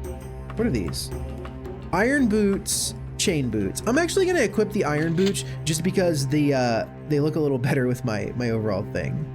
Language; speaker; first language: English; native; English